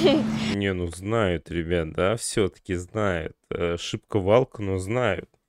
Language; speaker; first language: Russian; native; Russian